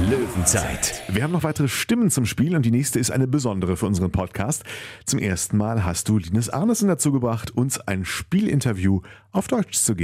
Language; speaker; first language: German; native; German